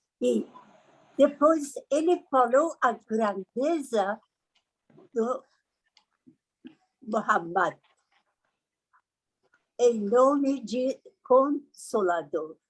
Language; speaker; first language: Portuguese; non-native, learner; Persian